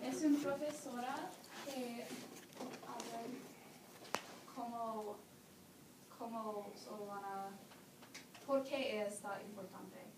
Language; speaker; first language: Spanish; non-native, learner; English